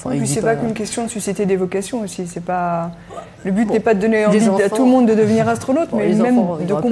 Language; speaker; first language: French; native; French